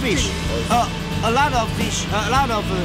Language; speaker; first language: English; non-native, learner; Chinese